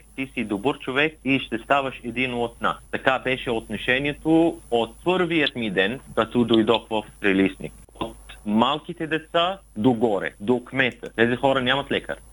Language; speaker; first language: Bulgarian; non-native, fluent; Arabic